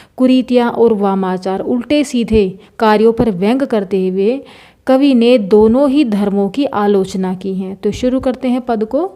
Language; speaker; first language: Hindi; native; Hindi